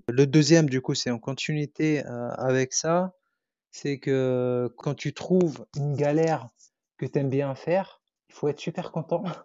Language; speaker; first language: French; non-native, local second language; Arabic